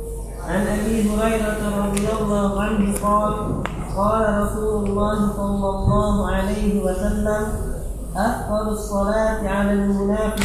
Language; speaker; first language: Arabic; non-native, learner; Indonesian